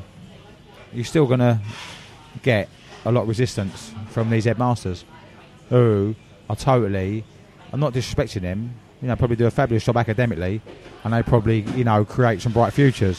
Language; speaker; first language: English; native; English